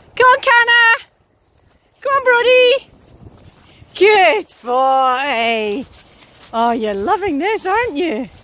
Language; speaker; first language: English; native; English